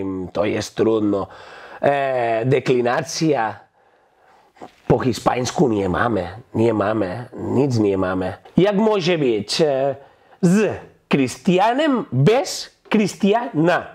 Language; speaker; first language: Polish; non-native, learner; Catalan